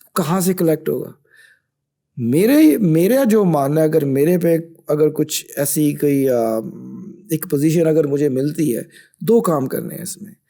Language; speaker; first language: Urdu; non-native, local second language; Punjabi